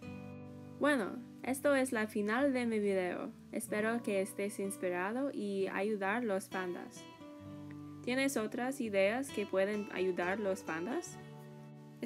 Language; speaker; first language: Spanish; non-native, learner; English